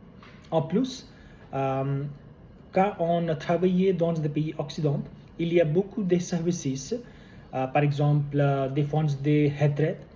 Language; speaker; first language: French; non-native, learner; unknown